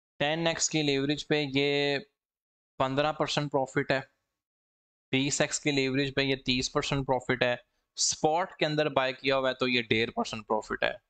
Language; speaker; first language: Hindi; native; Hindi